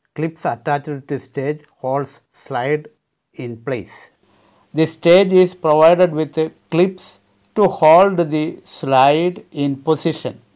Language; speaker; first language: English; non-native, local second language; Malayalam